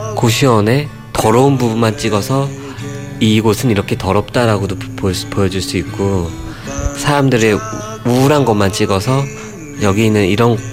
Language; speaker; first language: Korean; native; Korean